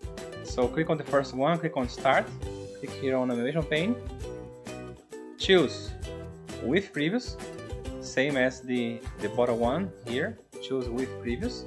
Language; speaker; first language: English; non-native, fluent; Portuguese